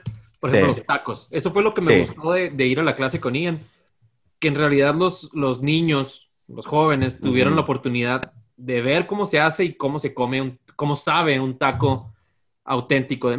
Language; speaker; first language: Spanish; native; Spanish